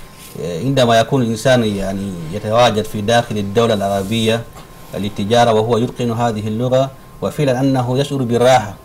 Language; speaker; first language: Arabic; non-native, fluent; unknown